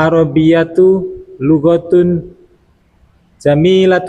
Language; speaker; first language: Arabic; non-native, learner; Indonesian